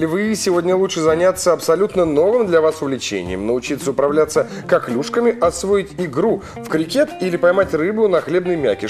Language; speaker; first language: Russian; native; Russian